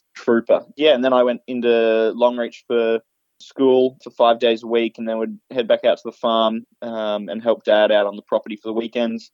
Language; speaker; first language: English; native; English